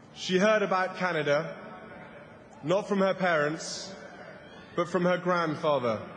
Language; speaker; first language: English; native; English